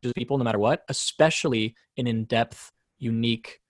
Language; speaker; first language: English; native; English